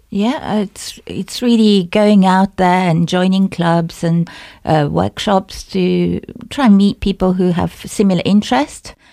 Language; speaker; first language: English; non-native, fluent; Japanese